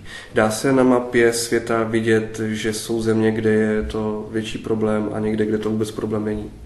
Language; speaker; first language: Czech; native; Czech